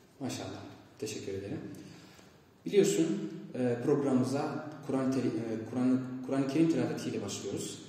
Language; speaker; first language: Turkish; non-native, fluent; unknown